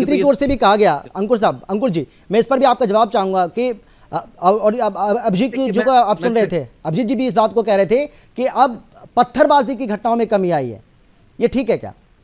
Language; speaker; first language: Hindi; native; Hindi